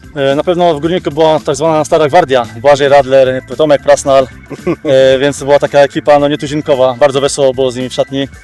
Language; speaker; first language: Polish; native; Polish